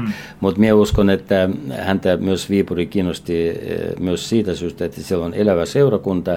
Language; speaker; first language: Finnish; non-native, fluent; Russian